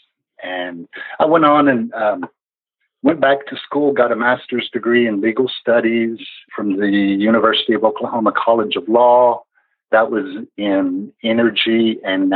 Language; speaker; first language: English; native; English